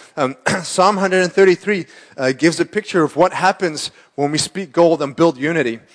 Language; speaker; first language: English; non-native, fluent; Dutch